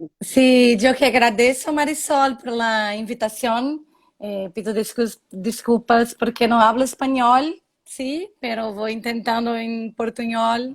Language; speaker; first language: Spanish; non-native, learner; Portuguese